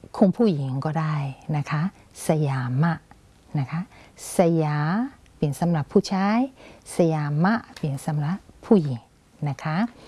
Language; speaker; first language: Thai; non-native, fluent; Burmese